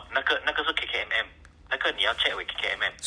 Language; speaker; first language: Chinese; native; Chinese